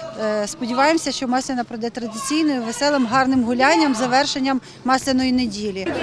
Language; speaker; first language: Ukrainian; native; Ukrainian